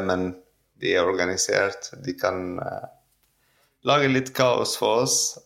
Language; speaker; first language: Norwegian; non-native, fluent; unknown